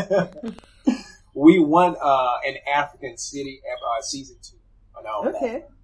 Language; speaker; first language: English; early bilingual, other home language; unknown